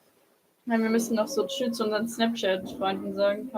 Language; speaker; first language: German; native; German